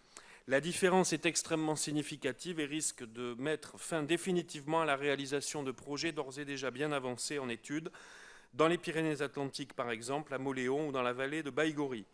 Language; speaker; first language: French; native; French